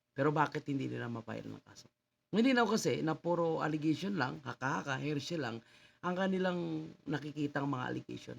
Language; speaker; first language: Filipino; native; Filipino